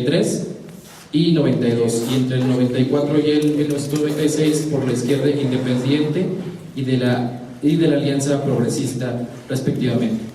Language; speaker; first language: Spanish; native; Spanish